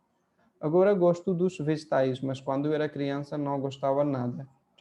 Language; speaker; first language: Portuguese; non-native, fluent; Hindi